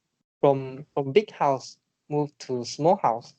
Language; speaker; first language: English; non-native, learner; Chinese